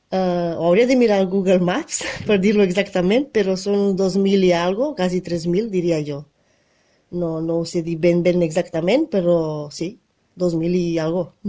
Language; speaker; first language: Catalan; non-native, fluent; Romanian